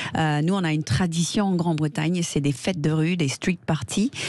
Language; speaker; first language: French; non-native, fluent; English